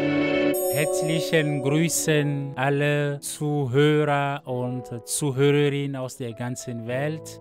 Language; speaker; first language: German; non-native, fluent; Ewe